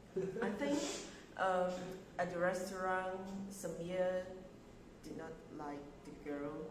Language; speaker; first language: English; non-native, learner; Chinese